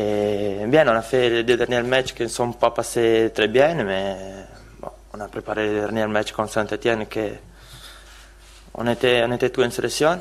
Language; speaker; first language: French; non-native, fluent; Italian